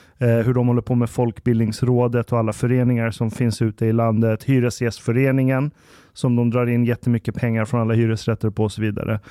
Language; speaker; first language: Swedish; early bilingual, other home language; Persian